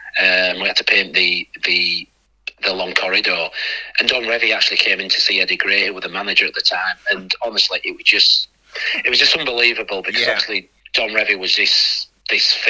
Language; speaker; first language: English; native; English